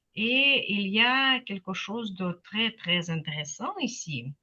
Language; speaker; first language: French; non-native, fluent; Ukrainian